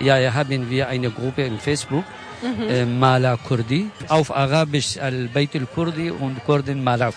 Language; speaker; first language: German; non-native, learner; Kurdish